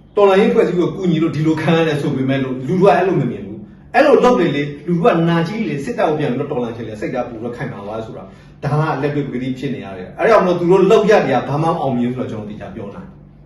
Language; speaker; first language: Burmese; non-native, local second language; S'gaw Karen